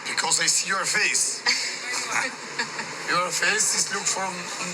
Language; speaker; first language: English; non-native, learner; Albanian